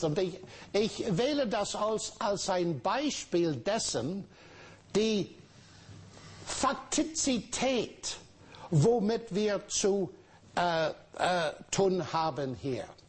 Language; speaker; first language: German; non-native, fluent; English